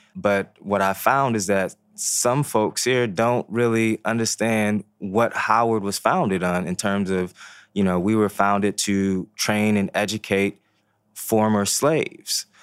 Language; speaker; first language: English; early bilingual, other home language; Haitian Creole